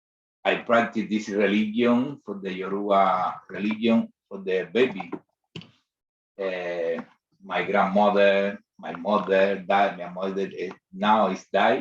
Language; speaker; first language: English; non-native, learner; Spanish